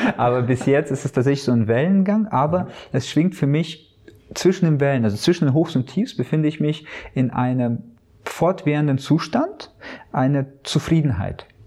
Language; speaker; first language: German; early bilingual, other home language; Russian